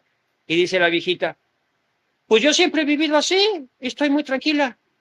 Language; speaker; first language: Spanish; native; Spanish